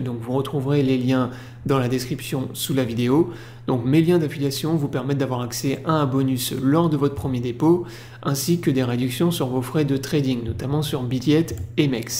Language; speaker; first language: French; native; French